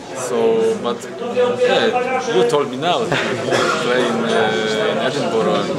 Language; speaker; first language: English; non-native, learner; Polish